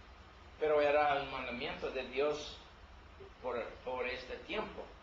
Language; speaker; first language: Spanish; non-native, learner; English